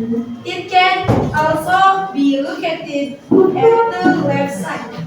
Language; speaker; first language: English; non-native, learner; Indonesian